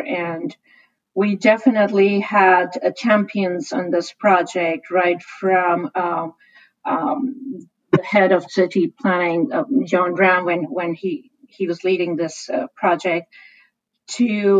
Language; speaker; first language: English; non-native, local second language; Hindi